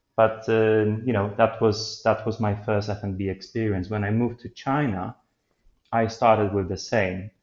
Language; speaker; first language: English; non-native, fluent; Polish